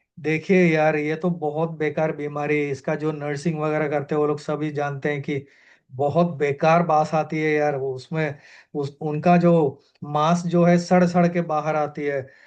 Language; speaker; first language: Hindi; non-native, local second language; Malayalam